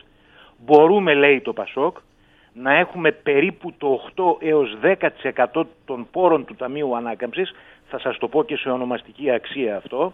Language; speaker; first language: Greek; native; Greek